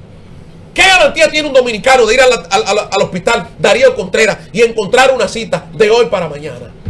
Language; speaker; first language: Spanish; native; Spanish